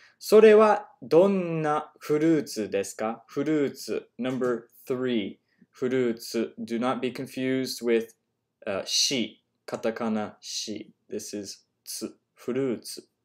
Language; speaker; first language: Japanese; non-native, learner; English